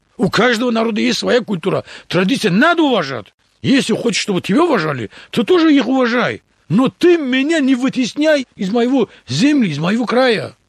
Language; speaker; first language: Russian; non-native, local second language; Talysh